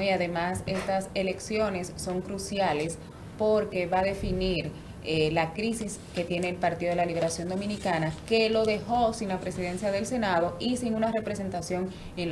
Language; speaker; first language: Spanish; native; Spanish